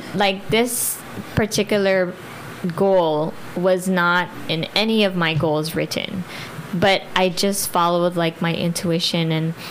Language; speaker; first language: English; early bilingual, other home language; Filipino